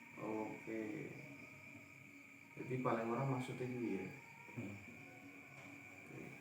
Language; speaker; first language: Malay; non-native, local second language; Javanese